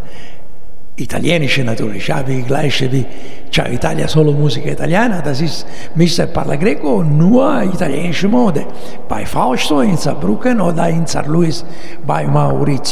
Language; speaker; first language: German; non-native, fluent; Italian